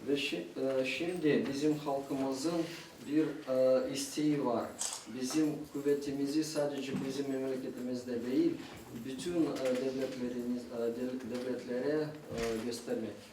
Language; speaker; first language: Turkish; non-native, fluent; Chuvash